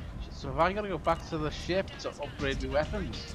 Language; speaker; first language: English; native; English